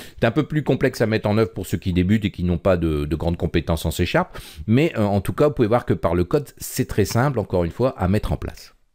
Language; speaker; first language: French; native; French